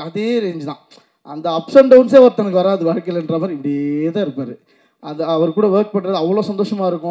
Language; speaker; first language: Tamil; native; Tamil